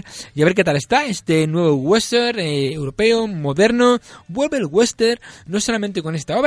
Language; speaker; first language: Spanish; native; Spanish